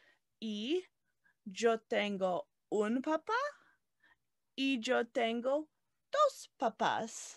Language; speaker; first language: Spanish; non-native, learner; English